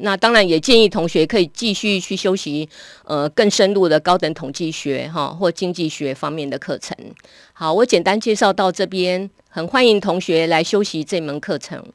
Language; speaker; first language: Chinese; native; Chinese